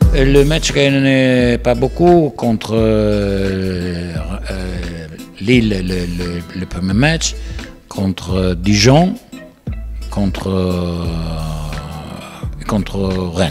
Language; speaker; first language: French; non-native, learner; Italian